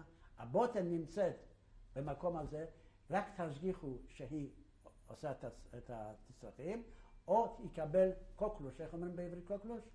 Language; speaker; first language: Hebrew; non-native, fluent; Yiddish